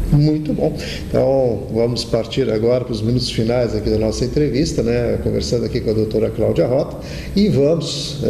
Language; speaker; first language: Portuguese; native; Portuguese